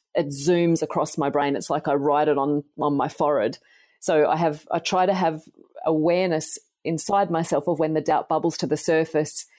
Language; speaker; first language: English; native; English